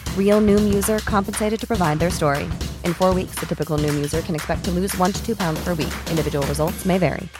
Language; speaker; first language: German; native; German